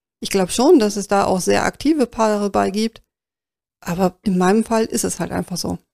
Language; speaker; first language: German; native; German